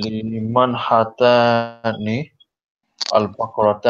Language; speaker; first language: Arabic; non-native, learner; English